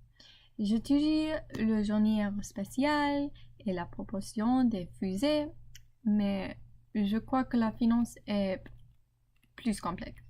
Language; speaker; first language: French; non-native, learner; English